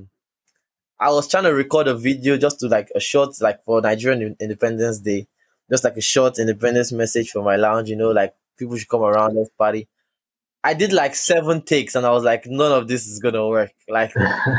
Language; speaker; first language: English; non-native, local second language; Yoruba